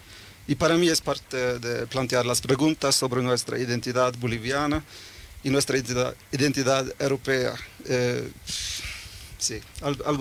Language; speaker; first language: Spanish; early bilingual, heritage; Norwegian